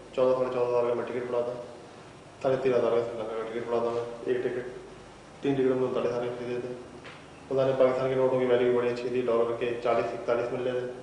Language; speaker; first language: Urdu; native; Urdu